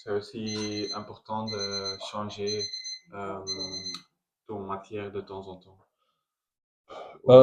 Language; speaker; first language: French; non-native, learner; Spanish